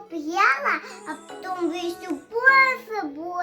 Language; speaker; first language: Russian; early bilingual, other home language; Tajik